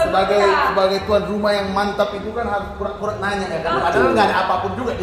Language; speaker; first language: Indonesian; native; Indonesian